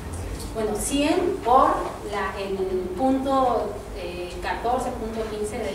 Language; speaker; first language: Spanish; native; Spanish